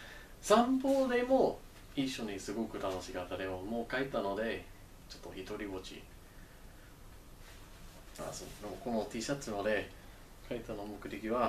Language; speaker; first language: Japanese; non-native, learner; English